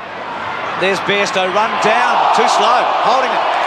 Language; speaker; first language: English; native; English